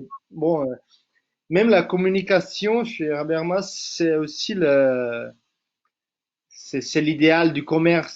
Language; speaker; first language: French; non-native, fluent; Portuguese